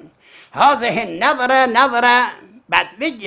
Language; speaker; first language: Arabic; non-native, fluent; Azerbaijani